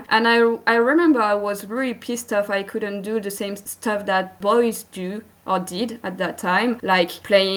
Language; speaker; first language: English; non-native, fluent; French